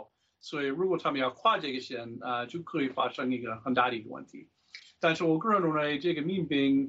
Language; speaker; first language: Chinese; non-native, fluent; English